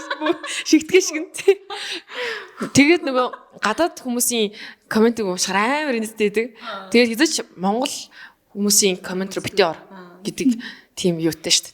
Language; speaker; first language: Mongolian; native; Mongolian